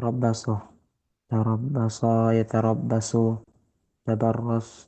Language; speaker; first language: Arabic; non-native, learner; Indonesian